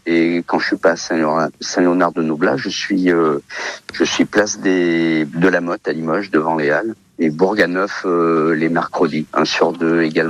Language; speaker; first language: French; early bilingual, other home language; Portuguese